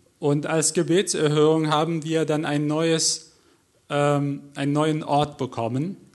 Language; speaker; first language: German; non-native, fluent; Arabic